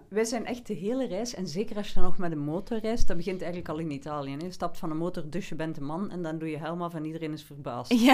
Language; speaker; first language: Dutch; native; Dutch